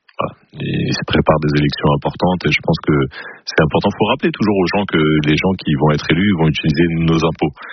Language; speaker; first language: French; native; French